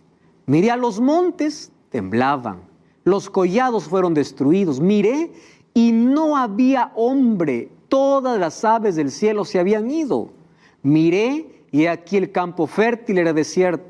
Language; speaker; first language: Spanish; native; Spanish